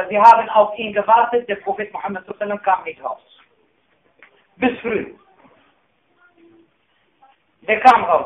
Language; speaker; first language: German; non-native, fluent; Arabic